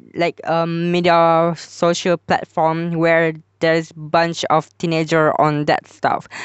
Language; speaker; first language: English; non-native, local second language; Malay